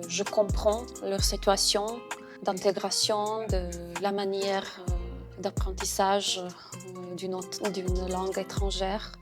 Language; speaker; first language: French; non-native, fluent; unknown